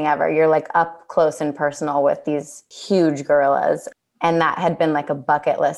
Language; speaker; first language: English; native; English